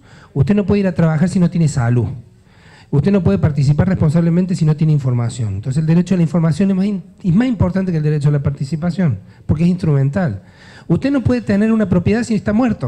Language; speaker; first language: Spanish; native; Spanish